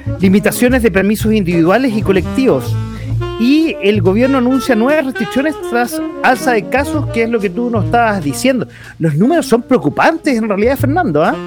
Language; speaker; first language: Spanish; native; Spanish